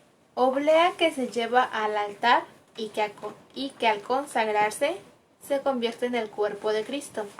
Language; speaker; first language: Spanish; native; Spanish